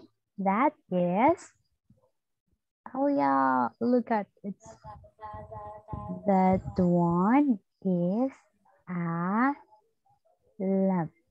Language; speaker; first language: English; non-native, fluent; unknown